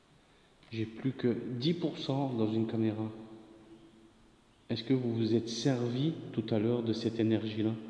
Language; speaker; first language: French; native; French